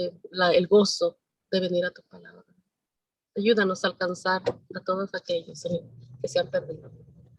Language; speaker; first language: Spanish; native; Spanish